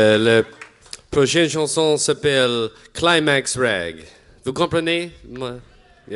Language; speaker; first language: French; non-native, learner; English